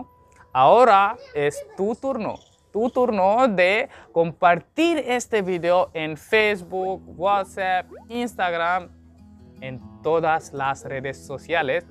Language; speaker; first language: Spanish; non-native, learner; Hindi